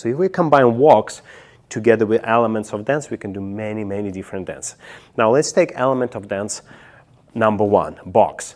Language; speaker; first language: English; non-native, fluent; Russian